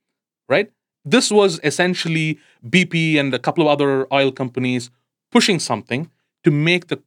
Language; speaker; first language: English; non-native, local second language; Tamil